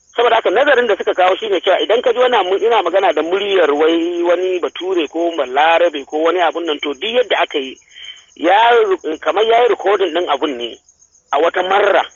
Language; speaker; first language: Hausa; native; Hausa